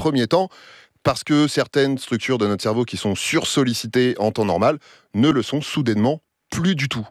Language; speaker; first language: French; native; French